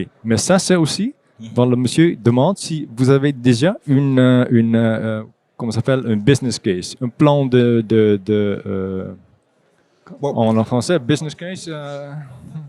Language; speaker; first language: French; non-native, fluent; Dutch